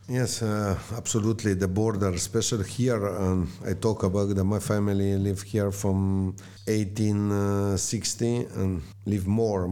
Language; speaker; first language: English; non-native, learner; Slovenian